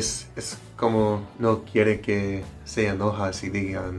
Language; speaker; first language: Spanish; non-native, learner; English